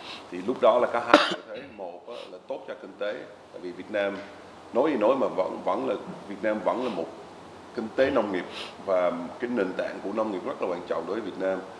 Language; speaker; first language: Vietnamese; non-native, fluent; Dutch